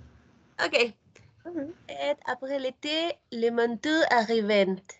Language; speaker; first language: French; non-native, learner; Spanish